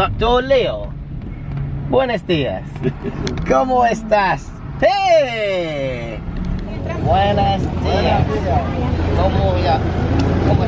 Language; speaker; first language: Spanish; non-native, learner; English